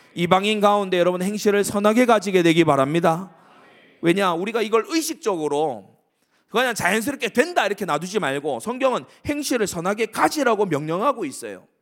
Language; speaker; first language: Korean; native; Korean